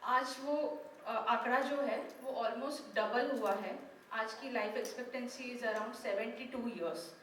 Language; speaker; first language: Hindi; non-native, local second language; Marathi